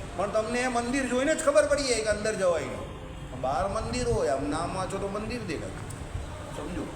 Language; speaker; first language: Gujarati; native; Gujarati